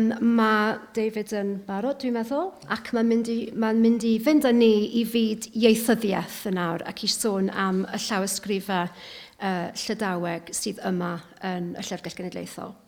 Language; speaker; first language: Welsh; native; Welsh